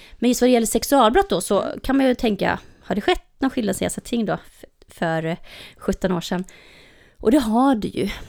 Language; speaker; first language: Swedish; native; Swedish